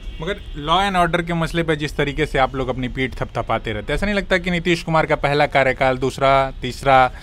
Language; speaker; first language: Hindi; native; Hindi